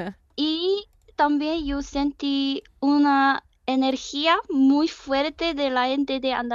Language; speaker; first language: Spanish; non-native, learner; Korean